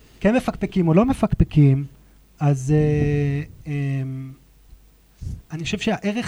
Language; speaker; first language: Hebrew; native; Hebrew